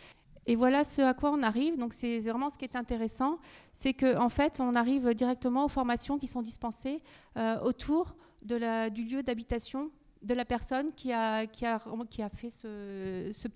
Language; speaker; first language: French; native; French